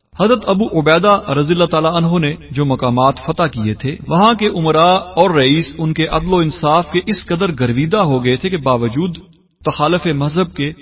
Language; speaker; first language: Urdu; native; Urdu